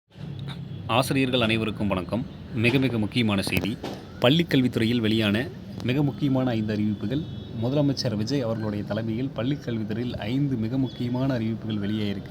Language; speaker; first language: Tamil; native; Tamil